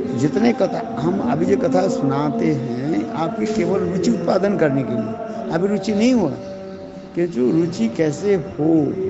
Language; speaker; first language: Hindi; non-native, local second language; Bangla